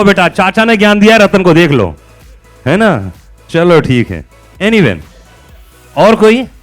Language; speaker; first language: Hindi; native; Hindi